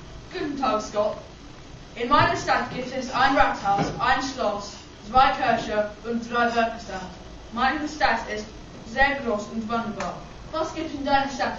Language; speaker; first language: German; non-native, learner; English